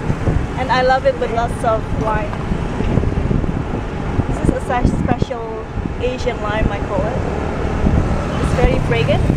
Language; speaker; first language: English; non-native, fluent; Indonesian